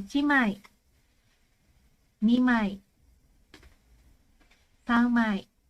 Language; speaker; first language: Japanese; non-native, fluent; Indonesian